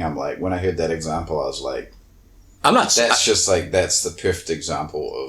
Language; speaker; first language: English; native; English